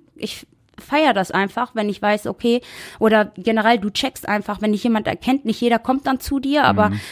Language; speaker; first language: German; native; German